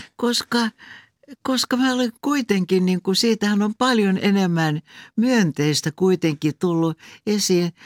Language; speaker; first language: Finnish; non-native, local second language; Swedish